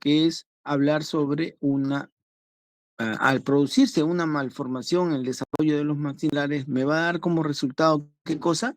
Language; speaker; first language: Spanish; native; Spanish